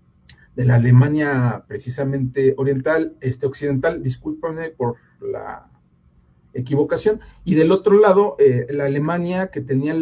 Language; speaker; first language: Spanish; native; Spanish